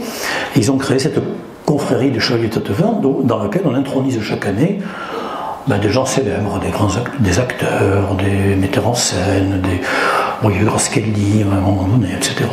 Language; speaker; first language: French; native; French